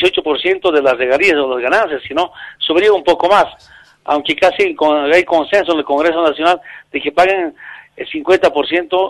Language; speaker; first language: Spanish; native; Spanish